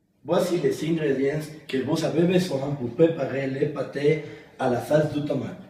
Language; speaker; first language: French; non-native, learner; Spanish